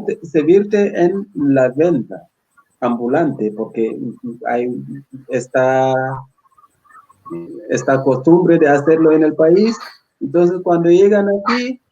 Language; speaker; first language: Spanish; non-native, fluent; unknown